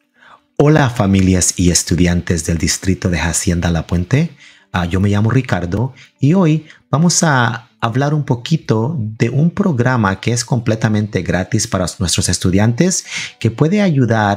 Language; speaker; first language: Spanish; early bilingual, heritage; Spanish